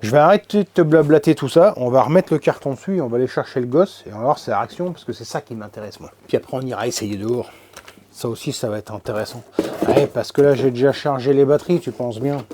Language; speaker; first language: French; native; French